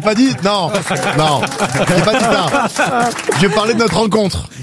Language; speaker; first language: French; native; French